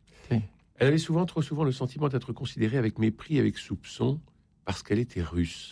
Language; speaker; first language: French; native; French